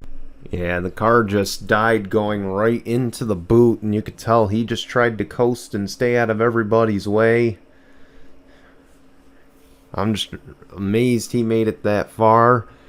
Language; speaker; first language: English; native; English